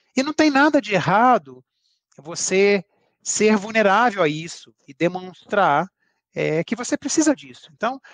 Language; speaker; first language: Portuguese; native; Portuguese